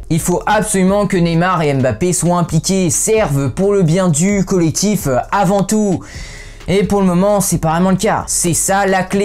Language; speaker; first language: French; native; French